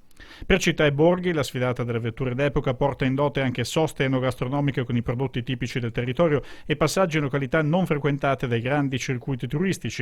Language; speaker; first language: Italian; native; Italian